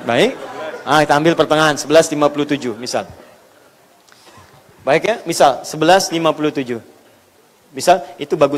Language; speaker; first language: Indonesian; native; Indonesian